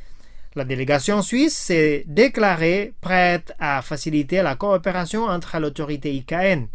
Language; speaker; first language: French; non-native, fluent; Indonesian